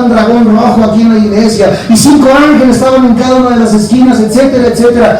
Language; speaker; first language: Spanish; native; Spanish